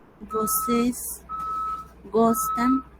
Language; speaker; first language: Portuguese; non-native, learner; Spanish